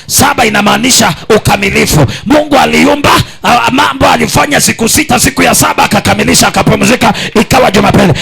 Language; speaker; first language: Swahili; non-native, local second language; Kamba